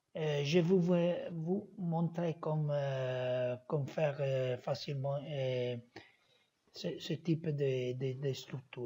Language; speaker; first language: French; non-native, learner; Italian